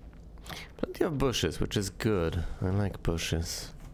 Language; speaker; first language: English; native; English